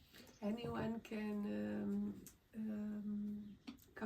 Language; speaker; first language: English; non-native, learner; Portuguese